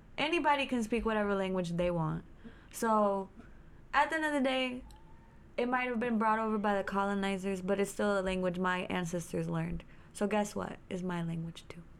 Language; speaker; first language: English; early bilingual, other home language; Spanish